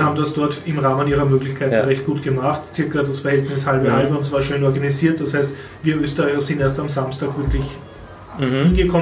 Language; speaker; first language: German; native; German